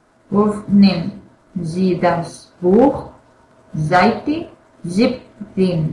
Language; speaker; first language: German; non-native, learner; Spanish